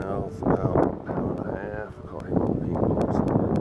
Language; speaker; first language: English; native; English